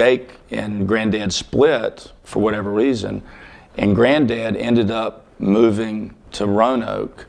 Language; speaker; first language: English; native; English